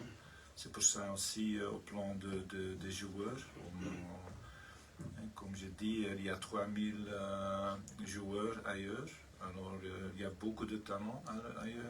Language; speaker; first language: French; non-native, learner; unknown